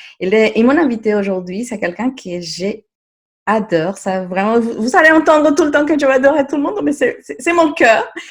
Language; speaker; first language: French; non-native, fluent; Spanish